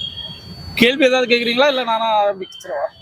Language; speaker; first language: Tamil; native; Tamil